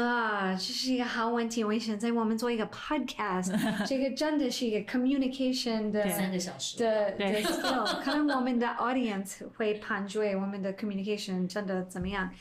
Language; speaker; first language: Chinese; non-native, fluent; English